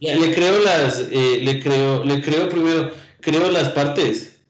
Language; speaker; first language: Spanish; native; Spanish